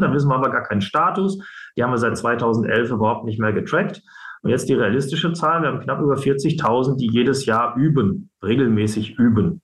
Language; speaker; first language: German; native; German